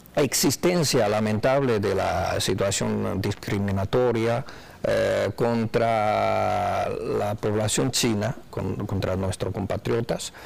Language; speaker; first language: Spanish; non-native, fluent; Chinese